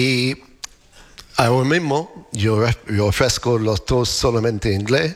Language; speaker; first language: Spanish; non-native, learner; English